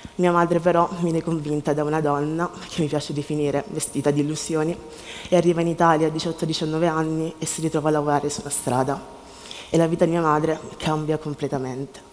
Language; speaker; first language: Italian; native; Italian